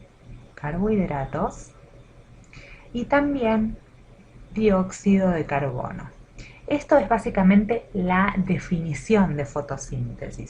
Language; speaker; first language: Spanish; native; Spanish